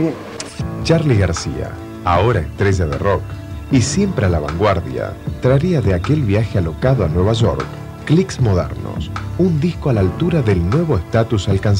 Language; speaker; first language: Spanish; native; Spanish